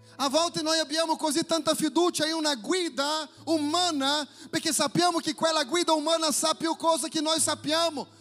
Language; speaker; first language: Italian; non-native, fluent; Portuguese